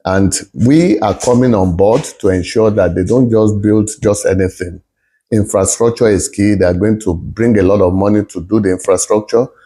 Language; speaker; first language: English; non-native, local second language; Yoruba